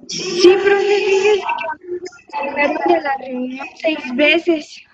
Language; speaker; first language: Spanish; native; Spanish